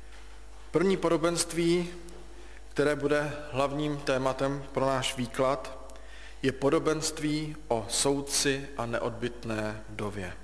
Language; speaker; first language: Czech; native; Czech